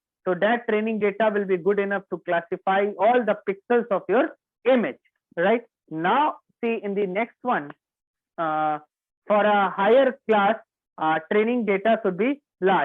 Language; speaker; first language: English; non-native, local second language; Hindi